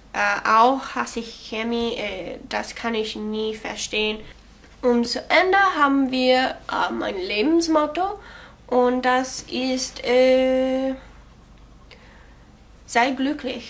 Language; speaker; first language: German; non-native, learner; English